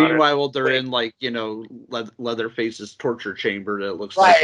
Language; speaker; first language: English; native; English